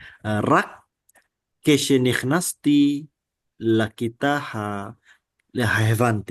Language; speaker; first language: Hebrew; non-native, learner; Indonesian